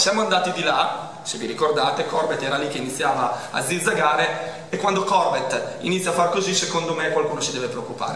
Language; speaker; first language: Italian; native; Italian